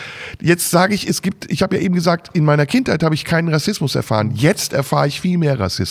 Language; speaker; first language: German; early bilingual, other home language; Turkish